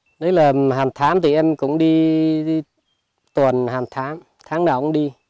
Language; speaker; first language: Vietnamese; non-native, local second language; Hmong